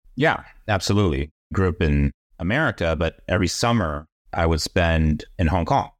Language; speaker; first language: English; native; English